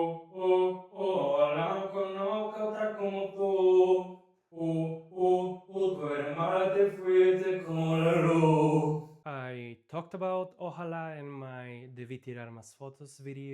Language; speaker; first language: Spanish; non-native, fluent; English